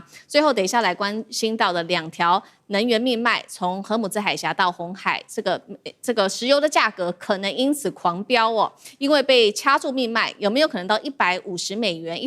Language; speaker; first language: Chinese; native; Chinese